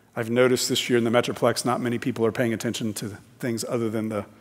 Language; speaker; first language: English; native; English